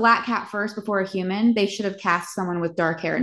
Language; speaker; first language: English; native; English